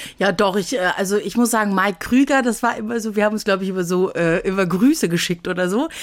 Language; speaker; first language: German; early bilingual, other home language; Turkish